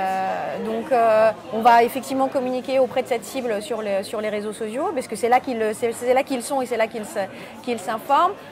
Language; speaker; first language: French; native; French